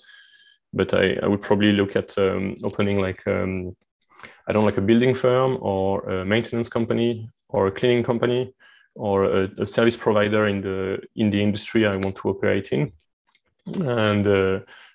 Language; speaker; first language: English; non-native, fluent; French